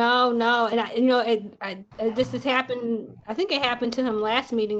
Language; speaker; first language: English; native; English